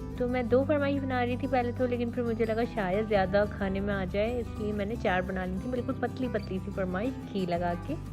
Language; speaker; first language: Urdu; native; Urdu